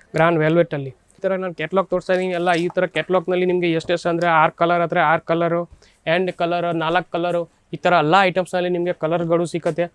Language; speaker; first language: Kannada; non-native, learner; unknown